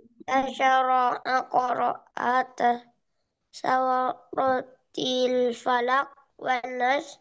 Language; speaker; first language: Arabic; non-native, learner; Indonesian